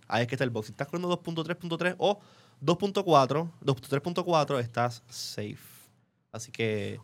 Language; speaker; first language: Spanish; native; Spanish